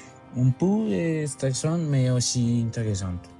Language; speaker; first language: French; non-native, learner; Spanish